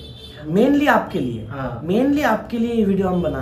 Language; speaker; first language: Hindi; non-native, local second language; Bangla